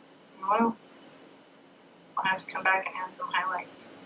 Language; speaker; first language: English; native; English